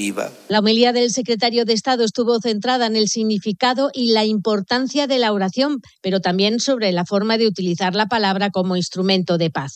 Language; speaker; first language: Spanish; native; Spanish